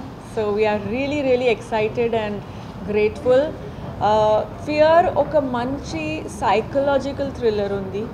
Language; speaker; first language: Telugu; non-native, fluent; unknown